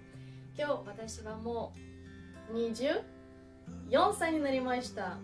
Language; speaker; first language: Japanese; non-native, learner; Ukrainian